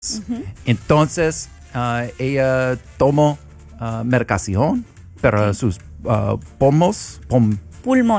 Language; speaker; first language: Spanish; non-native, learner; English